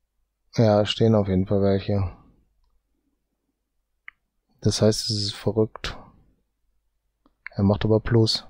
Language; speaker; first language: German; native; German